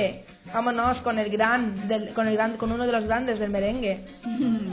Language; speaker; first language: Spanish; native; Spanish